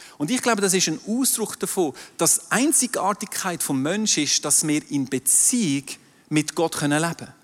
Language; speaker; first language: German; non-native, local second language; French